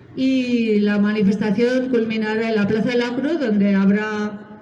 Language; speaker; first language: Spanish; native; Spanish